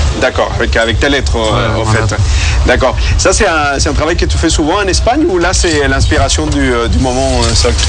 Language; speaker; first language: French; native; French